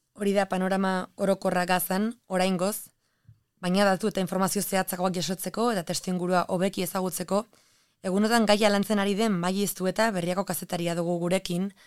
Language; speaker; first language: Basque; native; Basque